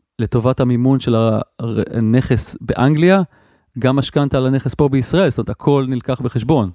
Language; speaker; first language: Hebrew; native; Hebrew